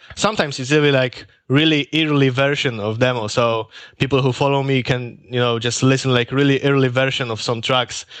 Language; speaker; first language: English; non-native, learner; Polish